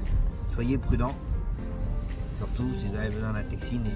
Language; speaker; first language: French; native; French